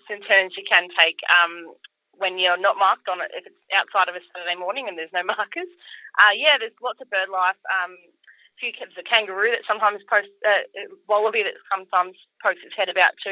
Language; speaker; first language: English; native; English